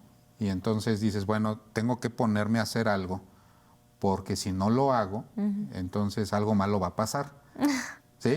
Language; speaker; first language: Spanish; native; Spanish